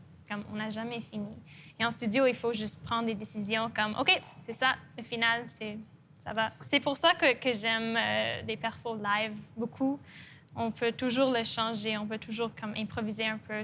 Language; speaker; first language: French; non-native, local second language; English